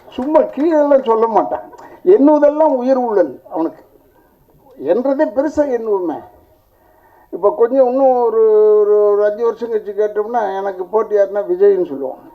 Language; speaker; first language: Tamil; non-native, local second language; Telugu